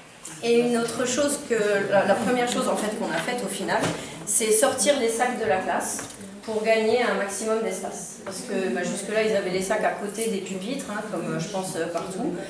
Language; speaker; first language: French; native; French